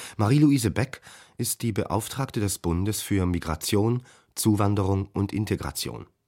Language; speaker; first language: German; native; German